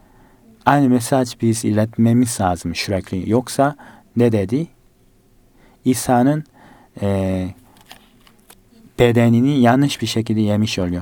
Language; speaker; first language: Turkish; non-native, fluent; Korean